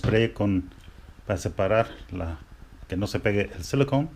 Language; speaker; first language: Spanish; early bilingual, heritage; Spanish